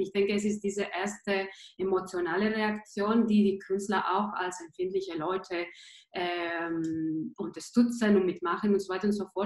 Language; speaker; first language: German; non-native, fluent; Spanish